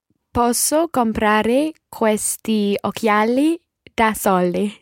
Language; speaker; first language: Italian; non-native, learner; English